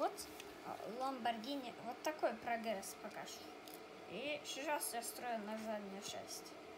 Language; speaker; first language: Russian; early bilingual, heritage; Russian